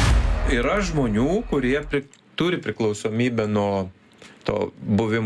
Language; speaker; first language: Lithuanian; native; Lithuanian